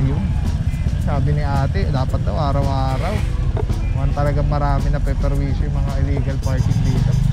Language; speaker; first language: Filipino; native; Filipino